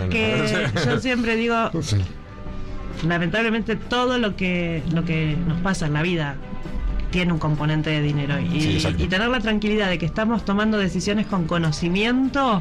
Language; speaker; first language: Spanish; native; Spanish